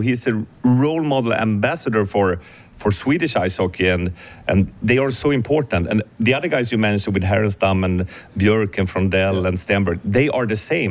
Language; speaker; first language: English; non-native, fluent; Swedish